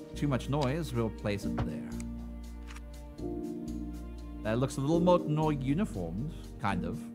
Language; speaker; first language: English; native; English